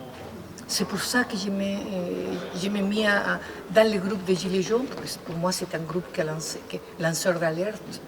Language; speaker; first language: French; non-native, fluent; Spanish